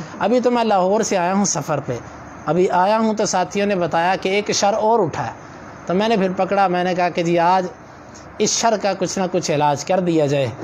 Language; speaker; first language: Urdu; non-native, local second language; Punjabi